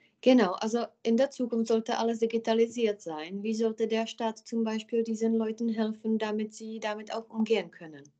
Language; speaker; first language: German; non-native, fluent; Czech